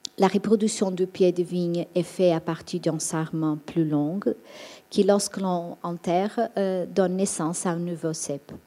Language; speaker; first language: French; non-native, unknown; Portuguese